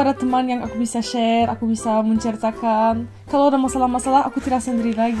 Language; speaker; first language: Indonesian; non-native, fluent; Turkish